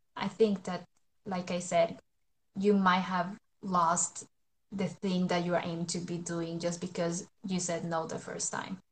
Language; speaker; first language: English; non-native, fluent; Spanish